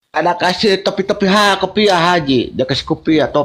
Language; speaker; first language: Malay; non-native, local second language; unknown